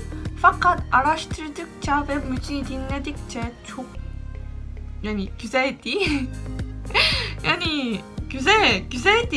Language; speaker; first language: Turkish; non-native, fluent; Korean